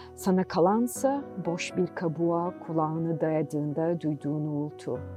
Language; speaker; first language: English; non-native, fluent; Turkish